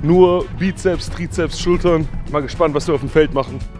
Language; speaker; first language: German; native; German